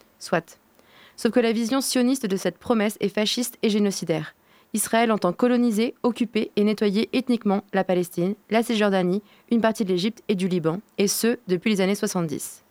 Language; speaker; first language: French; native; French